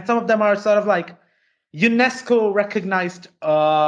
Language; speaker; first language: English; non-native, local second language; Malayalam